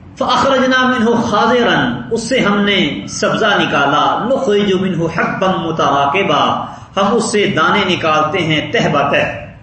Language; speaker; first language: Urdu; non-native, local second language; Punjabi